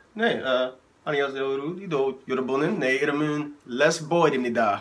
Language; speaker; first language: Korean; non-native, fluent; English